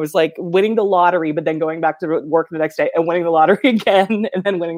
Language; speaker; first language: English; native; English